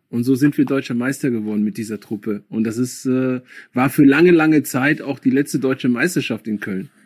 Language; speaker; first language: German; early bilingual, other home language; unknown